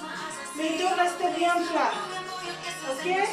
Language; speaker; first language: French; native; French